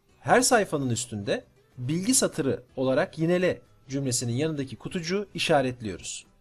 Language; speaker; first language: Turkish; native; Turkish